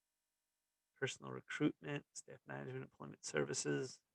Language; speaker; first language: English; native; English